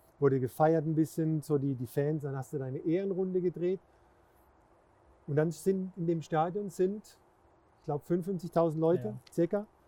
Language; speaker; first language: German; native; German